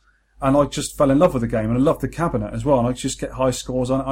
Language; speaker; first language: English; native; English